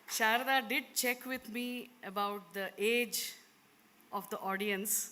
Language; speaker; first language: English; non-native, local second language; Kannada